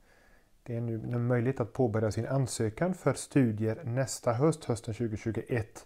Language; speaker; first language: Swedish; native; Swedish